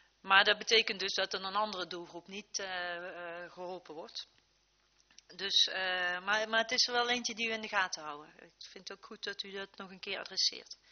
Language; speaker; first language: Dutch; native; Dutch